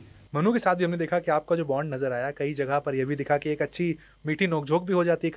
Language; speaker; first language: Hindi; native; Hindi